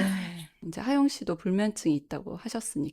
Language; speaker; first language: Korean; native; Korean